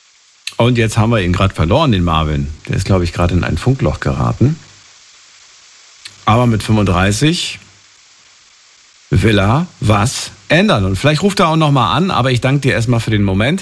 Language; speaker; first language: German; native; German